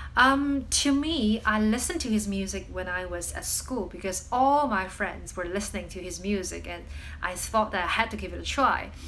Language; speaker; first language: English; non-native, fluent; Chinese